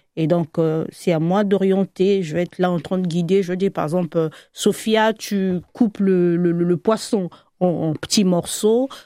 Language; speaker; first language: French; native; French